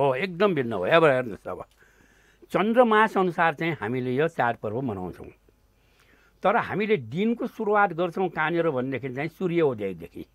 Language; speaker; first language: Nepali; non-native, local second language; Newari